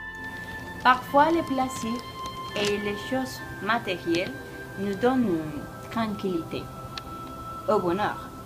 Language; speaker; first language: French; non-native, learner; Spanish